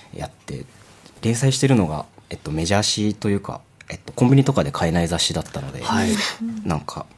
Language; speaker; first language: Japanese; native; Japanese